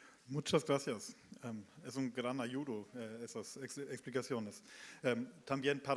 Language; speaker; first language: Spanish; non-native, fluent; German